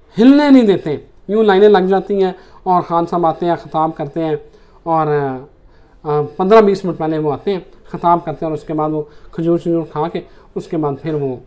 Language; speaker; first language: Urdu; native; Urdu